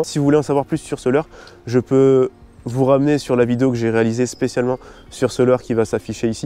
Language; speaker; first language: French; native; French